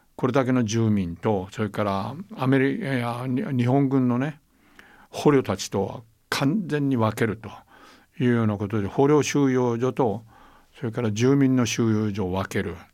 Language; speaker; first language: Japanese; native; Japanese